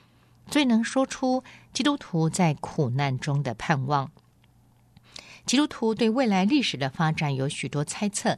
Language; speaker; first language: Chinese; native; Chinese